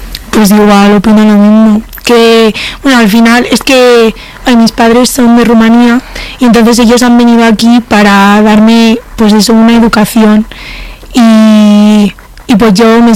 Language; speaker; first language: Spanish; early bilingual, other home language; Romanian